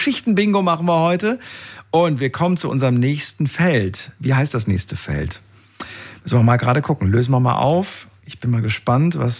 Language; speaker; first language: German; native; German